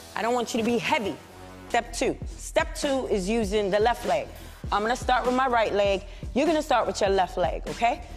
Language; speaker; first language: English; native; English